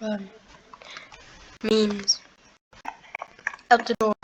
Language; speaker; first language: English; native; English